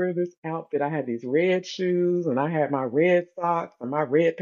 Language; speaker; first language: English; native; English